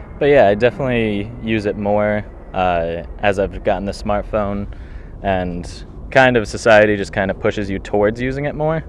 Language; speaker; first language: English; native; English